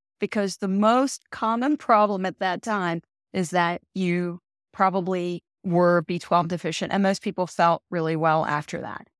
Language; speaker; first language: English; early bilingual, other home language; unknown